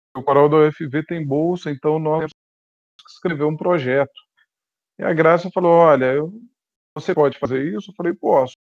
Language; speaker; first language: Portuguese; native; Portuguese